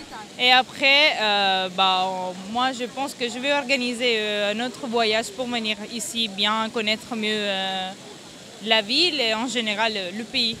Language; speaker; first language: French; non-native, fluent; Italian